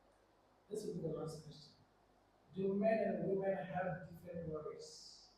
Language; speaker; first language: English; non-native, fluent; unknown